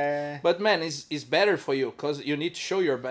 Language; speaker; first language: English; non-native, learner; Portuguese